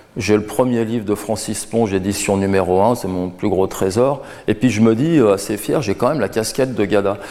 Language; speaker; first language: French; native; French